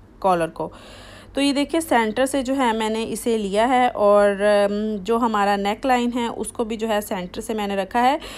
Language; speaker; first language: Urdu; native; Urdu